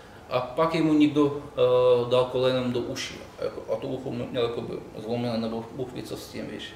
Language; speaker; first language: Czech; non-native, fluent; Russian